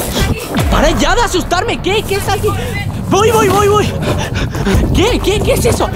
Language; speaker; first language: Spanish; native; Spanish